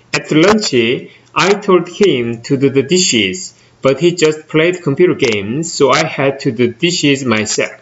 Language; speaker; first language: English; non-native, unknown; Korean